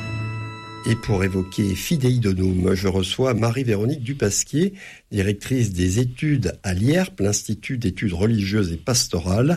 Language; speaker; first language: French; native; French